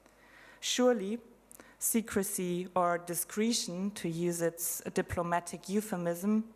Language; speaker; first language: English; non-native, fluent; German